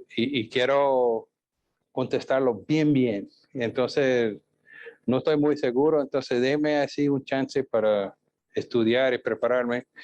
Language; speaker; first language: Spanish; non-native, fluent; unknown